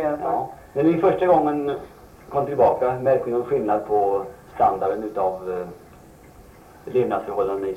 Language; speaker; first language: Swedish; native; Swedish